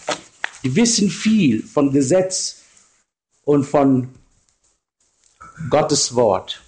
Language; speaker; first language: German; non-native, learner; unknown